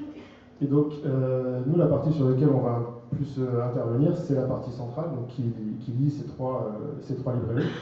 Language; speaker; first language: French; native; French